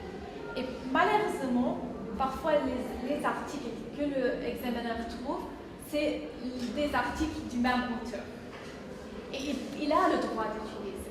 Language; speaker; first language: French; non-native, fluent; English